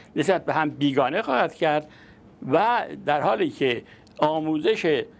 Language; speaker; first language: Persian; non-native, local second language; Azerbaijani